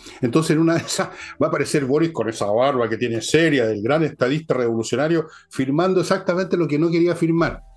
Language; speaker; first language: Spanish; native; Spanish